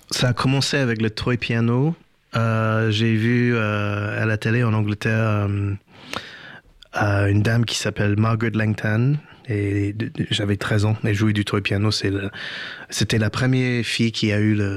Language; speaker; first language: French; non-native, fluent; English